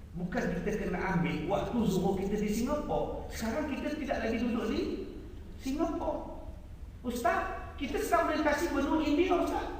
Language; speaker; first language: Malay; native; Malay